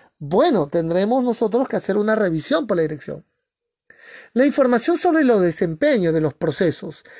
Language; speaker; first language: Spanish; native; Spanish